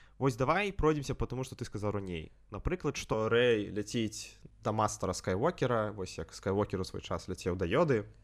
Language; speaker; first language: Belarusian; non-native, local second language; Russian